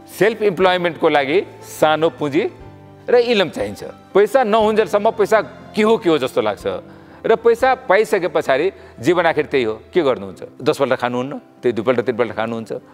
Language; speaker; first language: Nepali; non-native, local second language; Maithili